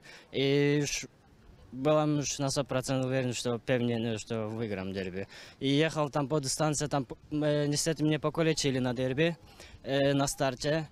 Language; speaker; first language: Polish; non-native, learner; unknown